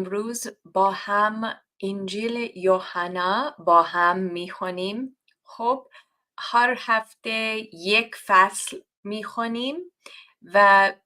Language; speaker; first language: Persian; non-native, learner; English